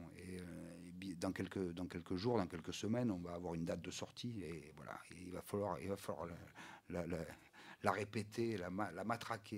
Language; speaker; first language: French; native; French